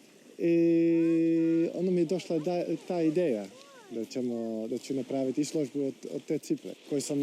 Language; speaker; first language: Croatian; non-native, fluent; Dutch